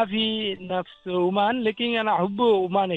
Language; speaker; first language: Arabic; non-native, learner; Bangla